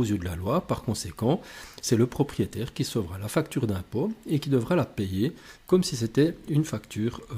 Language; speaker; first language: French; native; French